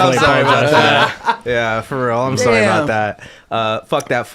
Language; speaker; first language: English; native; English